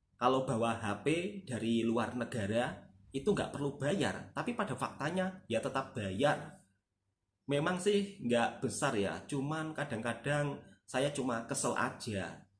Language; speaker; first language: Indonesian; native; Indonesian